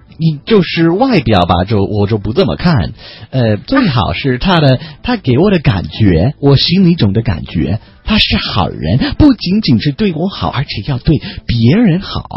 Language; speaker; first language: Chinese; non-native, fluent; English